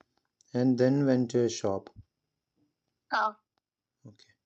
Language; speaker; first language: English; non-native, local second language; Malayalam